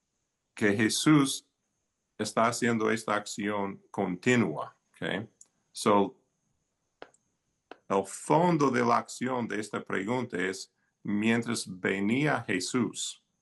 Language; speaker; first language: Spanish; non-native, fluent; English